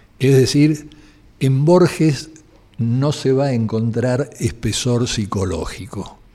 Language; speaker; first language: Spanish; native; Spanish